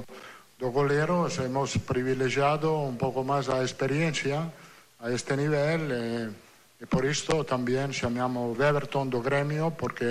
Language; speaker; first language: Portuguese; non-native, learner; Italian